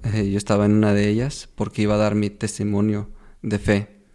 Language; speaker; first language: Spanish; native; Spanish